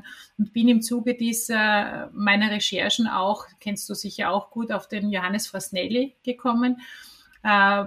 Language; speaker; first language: German; native; German